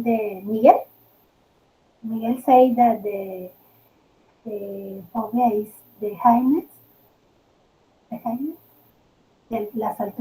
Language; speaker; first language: English; non-native, learner; Spanish